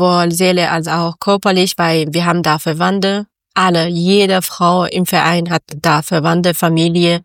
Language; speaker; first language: German; non-native, learner; Persian